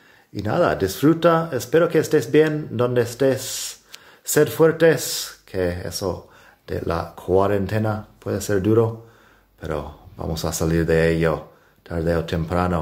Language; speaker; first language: Spanish; non-native, fluent; English